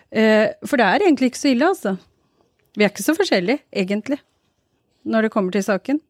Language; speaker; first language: Norwegian; early bilingual, other home language; Urdu